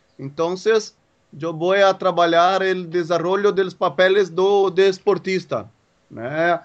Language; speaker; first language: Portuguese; native; Portuguese